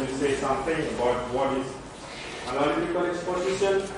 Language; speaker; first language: English; non-native, fluent; Indonesian